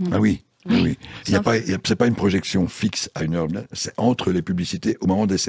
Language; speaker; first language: French; native; French